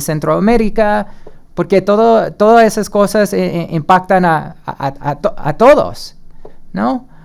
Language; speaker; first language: Spanish; early bilingual, heritage; Spanish